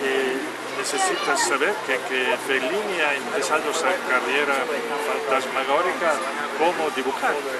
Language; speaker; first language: Spanish; non-native, learner; Italian